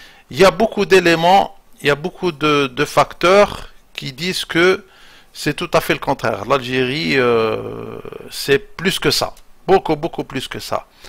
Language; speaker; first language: French; non-native, local second language; Arabic